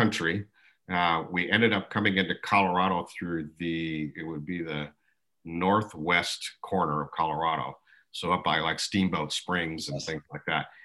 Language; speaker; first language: English; early bilingual, other home language; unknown